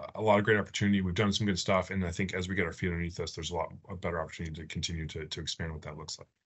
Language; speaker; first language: English; native; English